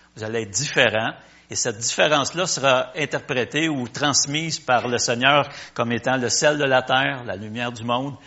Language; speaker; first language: French; native; French